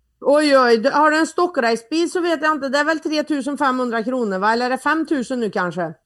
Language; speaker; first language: Swedish; native; Swedish